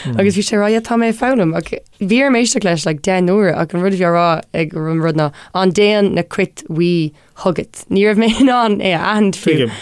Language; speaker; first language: Irish; non-native, local second language; English